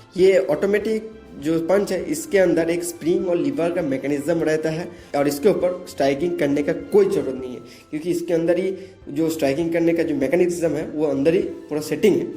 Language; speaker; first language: Hindi; non-native, local second language; Bangla